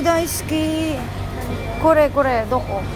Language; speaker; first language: Japanese; early bilingual, heritage; Japanese